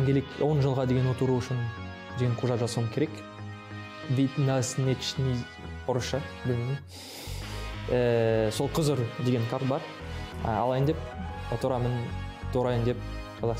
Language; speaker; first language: Kazakh; non-native, learner; French